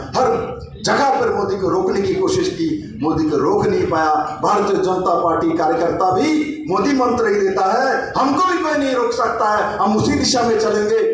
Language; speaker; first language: Hindi; non-native, local second language; Bangla